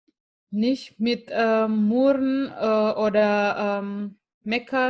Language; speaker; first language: German; non-native, fluent; Indonesian